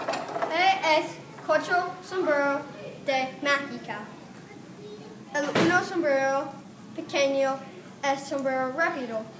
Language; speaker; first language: Spanish; non-native, learner; English